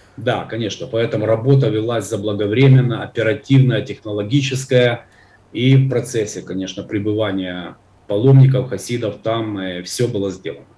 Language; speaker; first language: Russian; non-native, local second language; Ukrainian